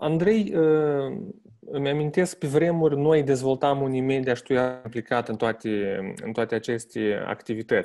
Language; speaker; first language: Romanian; native; Romanian